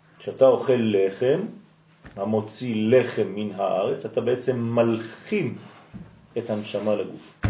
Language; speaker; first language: Hebrew; non-native, fluent; French